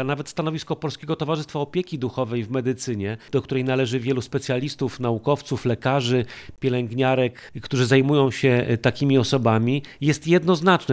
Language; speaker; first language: Polish; native; Polish